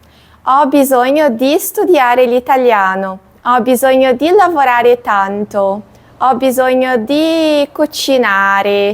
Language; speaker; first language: Italian; non-native, fluent; Portuguese